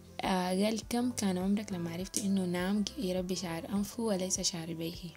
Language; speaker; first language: Arabic; native; Arabic